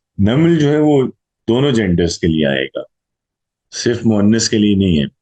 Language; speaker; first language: Urdu; non-native, local second language; Punjabi